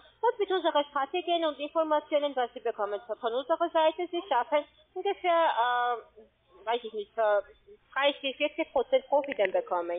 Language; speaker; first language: German; non-native, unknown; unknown